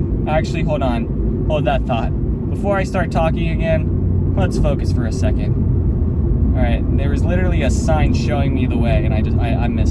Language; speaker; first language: English; native; English